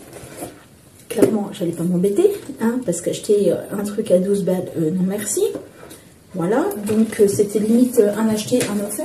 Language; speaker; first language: French; native; French